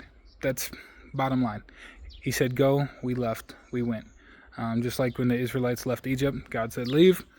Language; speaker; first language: English; native; English